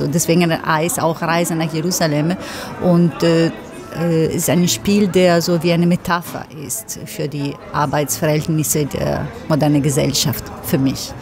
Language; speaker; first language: German; non-native, fluent; Italian